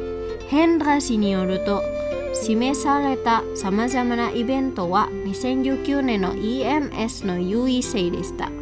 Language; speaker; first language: Japanese; non-native, fluent; Indonesian